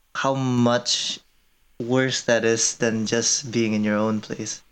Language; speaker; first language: English; early bilingual, other home language; Korean